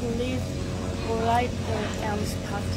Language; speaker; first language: English; non-native, learner; Korean